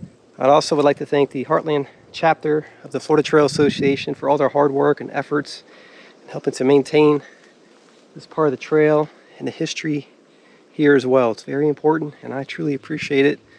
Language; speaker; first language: English; native; English